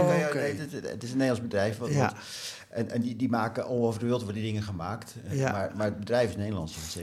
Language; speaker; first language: Dutch; native; Dutch